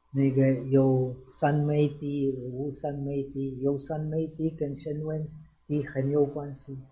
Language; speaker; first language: Chinese; non-native, fluent; Czech